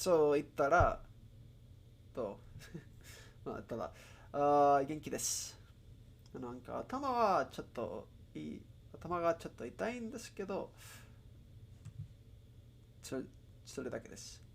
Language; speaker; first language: Japanese; non-native, learner; English